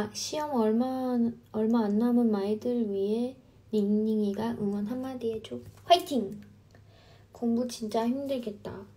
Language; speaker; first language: Korean; non-native, fluent; Chinese